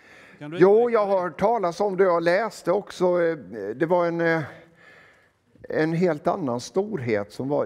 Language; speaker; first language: Swedish; native; Swedish